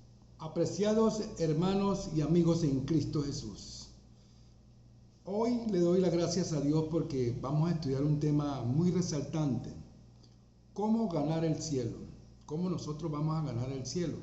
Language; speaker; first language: Spanish; native; Spanish